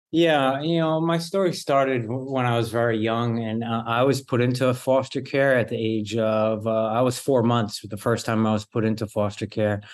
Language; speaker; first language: English; early bilingual, other home language; Italian